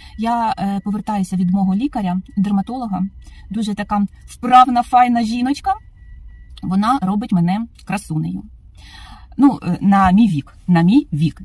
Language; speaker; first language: Ukrainian; native; Ukrainian